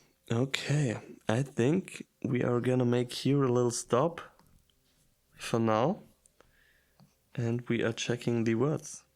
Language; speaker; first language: English; non-native, fluent; German